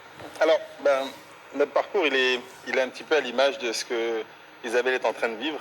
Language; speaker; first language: French; native; French